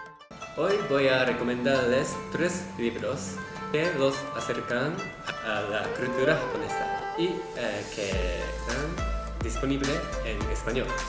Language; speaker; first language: Spanish; non-native, learner; Japanese